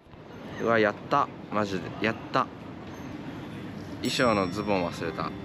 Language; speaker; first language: Japanese; native; Japanese